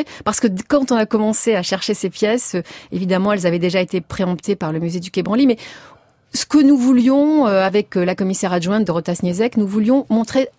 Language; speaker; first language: French; native; French